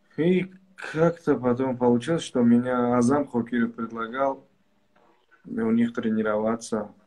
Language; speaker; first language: Russian; non-native, local second language; Tajik